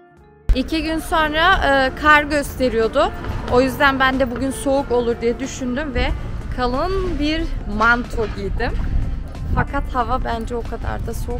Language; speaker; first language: Turkish; early bilingual, heritage; Turkish